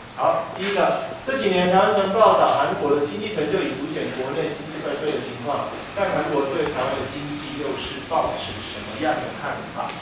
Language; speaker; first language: Chinese; native; Chinese